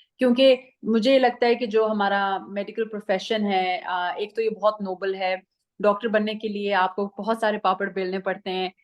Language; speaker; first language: Urdu; non-native, fluent; Persian